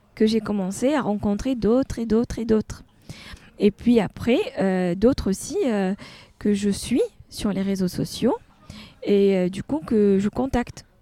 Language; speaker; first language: French; non-native, local second language; Arabic